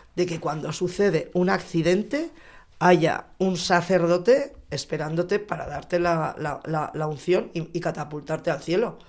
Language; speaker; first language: Spanish; native; Spanish